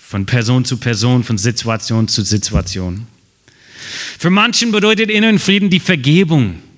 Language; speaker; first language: German; non-native, fluent; English